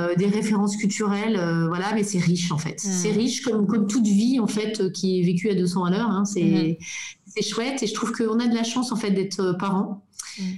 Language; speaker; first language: French; native; French